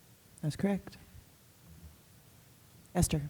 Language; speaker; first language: English; native; English